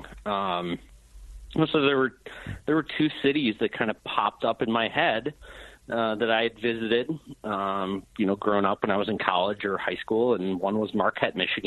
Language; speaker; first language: English; native; English